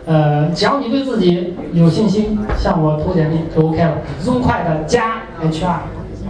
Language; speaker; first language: Chinese; native; Chinese